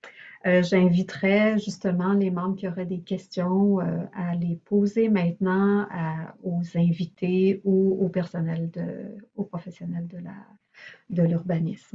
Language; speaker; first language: French; native; French